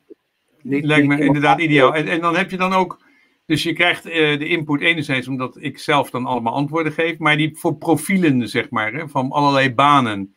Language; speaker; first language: Dutch; native; Dutch